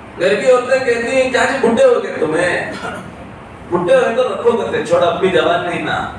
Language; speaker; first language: Urdu; native; Urdu